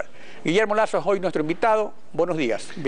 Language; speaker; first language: Spanish; native; Spanish